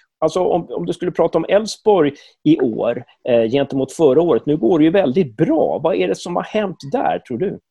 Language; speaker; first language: Swedish; native; Swedish